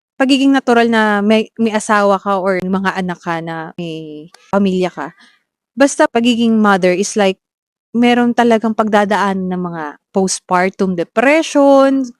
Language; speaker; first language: Filipino; native; Filipino